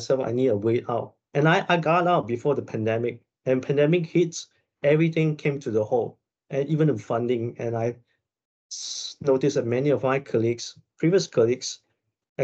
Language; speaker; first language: English; non-native, local second language; Chinese